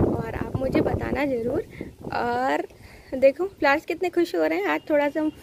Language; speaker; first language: Hindi; native; Hindi